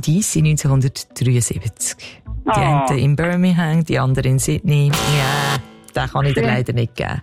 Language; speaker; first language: German; native; German